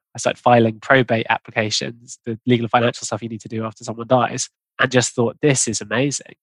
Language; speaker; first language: English; native; English